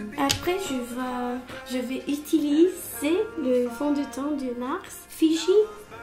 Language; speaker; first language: French; non-native, learner; Romanian